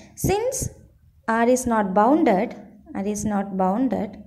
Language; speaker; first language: English; non-native, local second language; Malayalam